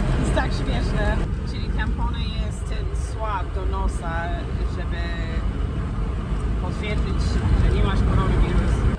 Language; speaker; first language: Polish; non-native, fluent; English